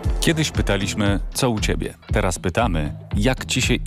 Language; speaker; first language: Polish; native; Polish